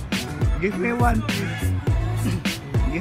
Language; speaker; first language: English; non-native, learner; Indonesian